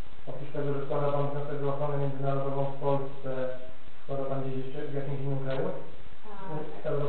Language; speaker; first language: Polish; native; Polish